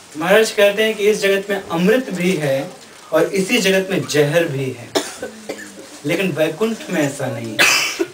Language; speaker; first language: Hindi; native; Hindi